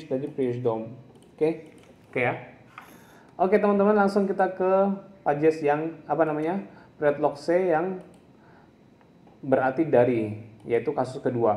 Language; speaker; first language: Indonesian; non-native, local second language; Javanese